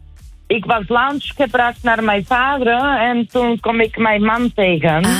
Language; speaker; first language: Dutch; non-native, learner; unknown